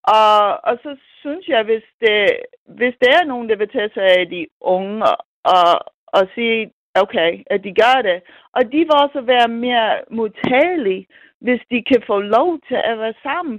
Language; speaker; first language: Danish; non-native, fluent; English